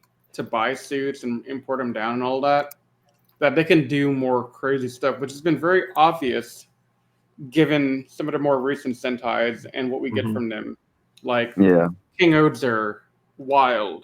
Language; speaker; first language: English; native; English